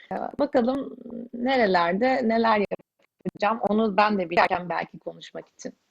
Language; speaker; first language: Turkish; native; Turkish